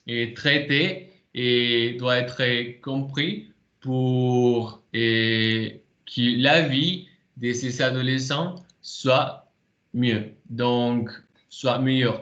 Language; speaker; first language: French; non-native, fluent; Spanish